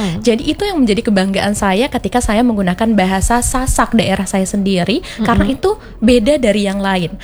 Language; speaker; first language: Indonesian; non-native, local second language; Sasak